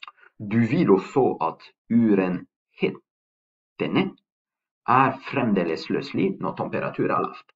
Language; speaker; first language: Norwegian; non-native, fluent; French